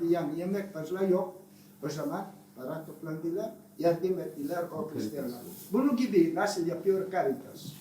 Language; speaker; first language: Turkish; non-native, learner; Italian